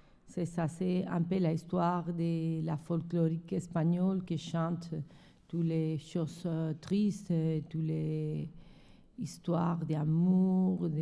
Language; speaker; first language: French; non-native, learner; Spanish